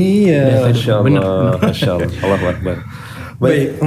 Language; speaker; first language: Indonesian; native; Indonesian